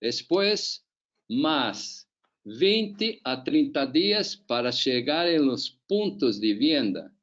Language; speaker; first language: Spanish; non-native, learner; Portuguese